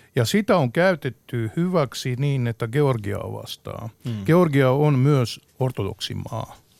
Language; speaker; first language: Finnish; non-native, fluent; Georgian